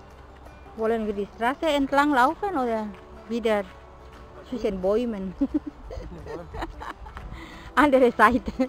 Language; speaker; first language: German; non-native, learner; Indonesian